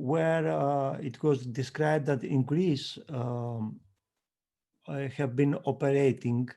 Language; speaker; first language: English; non-native, fluent; Greek